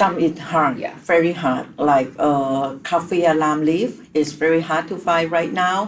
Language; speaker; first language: English; non-native, learner; Thai